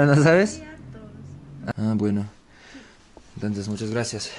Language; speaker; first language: Spanish; non-native, learner; English